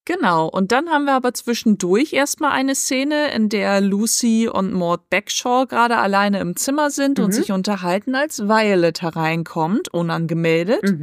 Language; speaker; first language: German; native; German